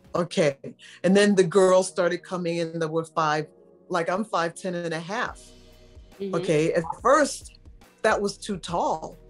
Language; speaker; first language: English; native; English